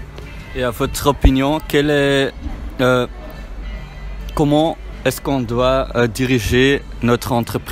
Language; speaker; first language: French; non-native, learner; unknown